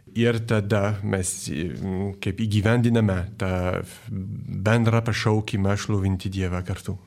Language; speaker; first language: Lithuanian; non-native, fluent; French